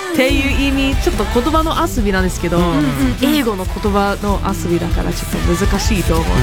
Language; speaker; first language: Japanese; non-native, fluent; English